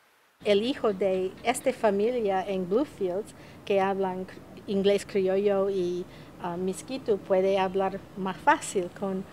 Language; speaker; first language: Spanish; non-native, fluent; English